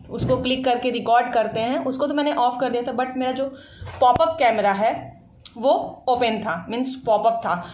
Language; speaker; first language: Hindi; native; Hindi